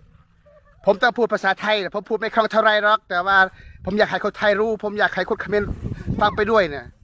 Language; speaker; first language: Thai; non-native, learner; Khmer